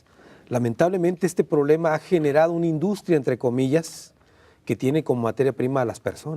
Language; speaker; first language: Spanish; native; Spanish